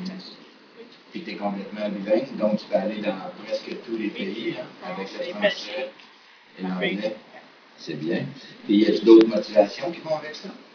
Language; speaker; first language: French; native; French